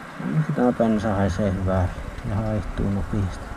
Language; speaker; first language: Finnish; native; Finnish